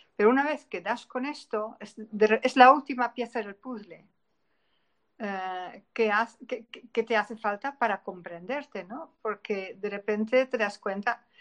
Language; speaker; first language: Spanish; non-native, fluent; Dutch